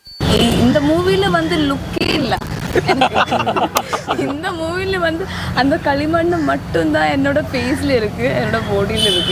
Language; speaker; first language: Tamil; non-native, learner; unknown